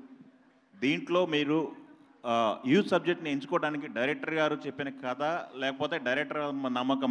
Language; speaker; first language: Telugu; native; Telugu